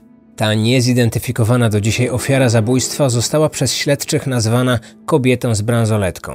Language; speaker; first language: Polish; native; Polish